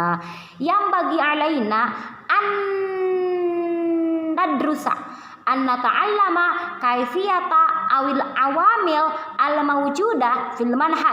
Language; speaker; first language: Arabic; non-native, learner; Indonesian